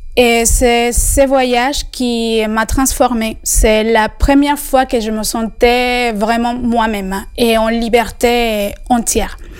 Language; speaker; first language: French; non-native, fluent; Spanish